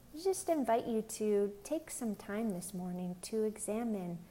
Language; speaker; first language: English; native; English